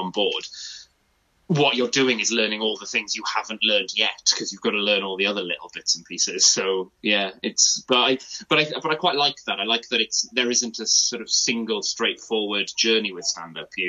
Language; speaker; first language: English; non-native, local second language; Welsh